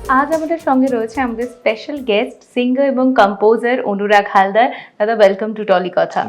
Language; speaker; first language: Bangla; native; Bangla